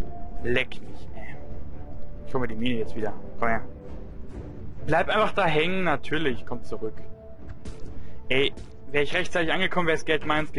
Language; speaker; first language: German; native; German